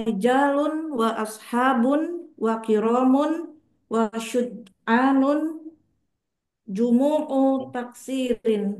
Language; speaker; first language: Arabic; non-native, learner; Indonesian